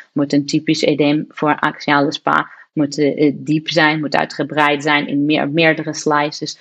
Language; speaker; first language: Dutch; non-native, fluent; Portuguese